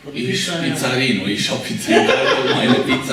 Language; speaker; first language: German; non-native, learner; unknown